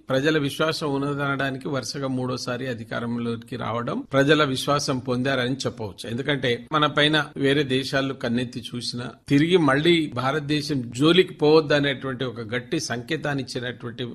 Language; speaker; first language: Telugu; non-native, local second language; Lambadi